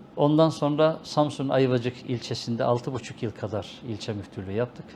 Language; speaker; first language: Turkish; native; Turkish